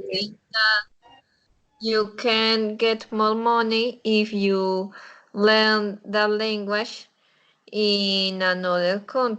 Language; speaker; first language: English; non-native, learner; Spanish